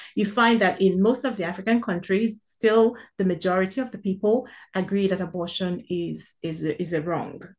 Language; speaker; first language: English; non-native, local second language; Igbo